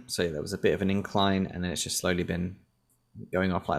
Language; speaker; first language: English; native; English